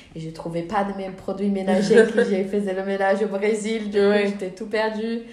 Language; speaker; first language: French; non-native, fluent; Portuguese